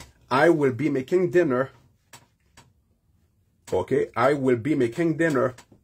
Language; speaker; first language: English; non-native, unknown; Haitian Creole